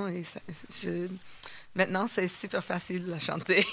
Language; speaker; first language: French; non-native, fluent; English